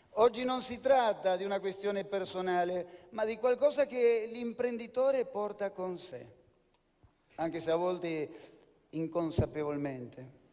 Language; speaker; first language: Italian; native; Italian